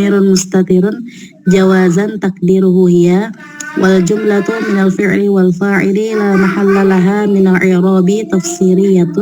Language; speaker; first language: Arabic; non-native, learner; Indonesian